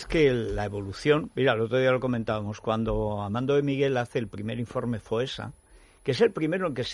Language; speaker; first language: Spanish; native; Spanish